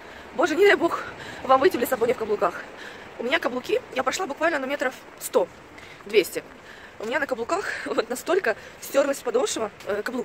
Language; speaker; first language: Russian; native; Russian